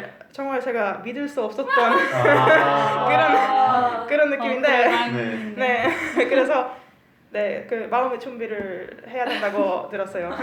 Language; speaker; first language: Korean; non-native, fluent; Hungarian